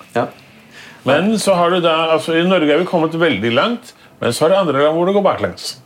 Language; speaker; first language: Norwegian; native; Norwegian